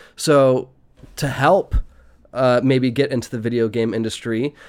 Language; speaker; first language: English; native; English